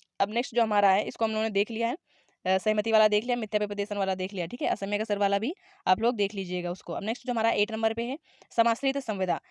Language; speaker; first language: Hindi; native; Hindi